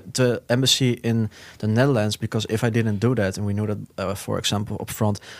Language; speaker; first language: English; non-native, fluent; Dutch